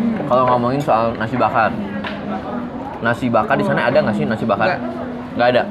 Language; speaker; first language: Indonesian; native; Indonesian